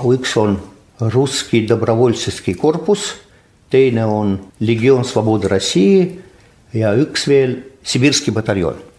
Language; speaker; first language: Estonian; non-native, local second language; Russian